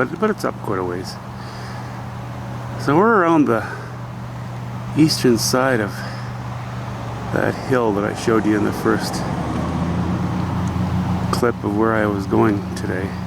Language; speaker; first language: English; native; English